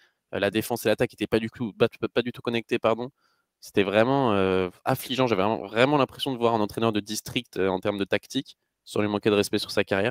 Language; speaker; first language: French; native; French